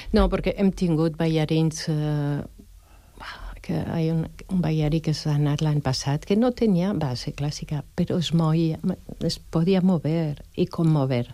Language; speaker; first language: Catalan; non-native, fluent; French